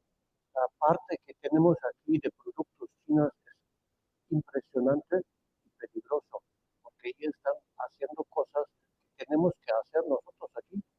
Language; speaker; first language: Spanish; non-native, fluent; German